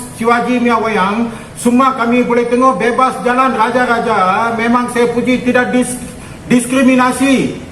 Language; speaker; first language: Malay; non-native, local second language; Tamil